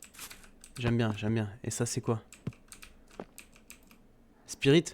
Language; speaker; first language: French; native; French